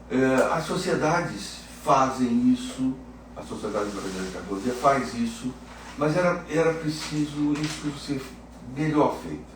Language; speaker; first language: Portuguese; native; Portuguese